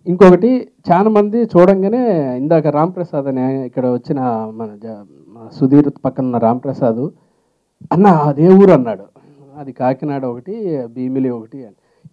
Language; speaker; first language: Telugu; native; Telugu